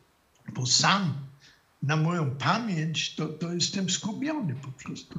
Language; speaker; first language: Polish; non-native, fluent; German